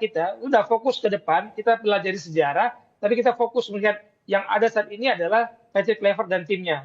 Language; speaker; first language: Indonesian; native; Indonesian